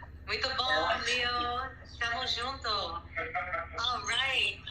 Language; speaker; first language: Portuguese; non-native, learner; English